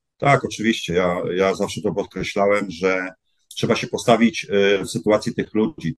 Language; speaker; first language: Polish; native; Polish